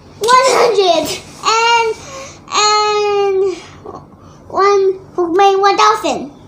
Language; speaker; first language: English; non-native, learner; Thai